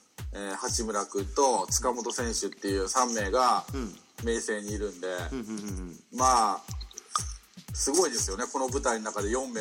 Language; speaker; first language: Japanese; native; Japanese